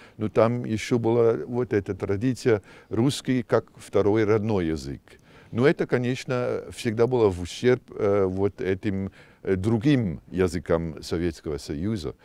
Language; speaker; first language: Russian; non-native, fluent; German